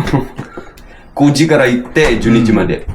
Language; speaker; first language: Japanese; non-native, learner; Indonesian